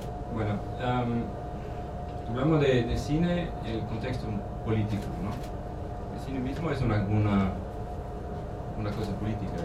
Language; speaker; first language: Spanish; non-native, learner; German